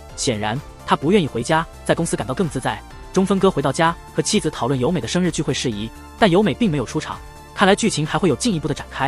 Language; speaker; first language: Chinese; native; Chinese